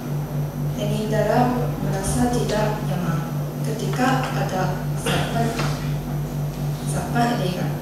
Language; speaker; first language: Indonesian; non-native, learner; Japanese